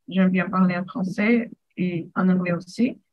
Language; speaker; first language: French; non-native, fluent; Portuguese